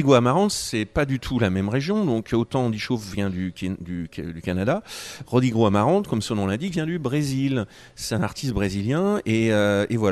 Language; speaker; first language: French; native; French